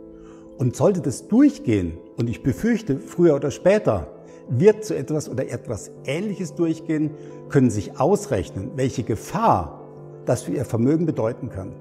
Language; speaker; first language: German; native; German